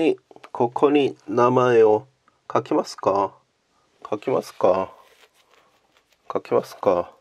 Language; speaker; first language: Japanese; non-native, learner; Korean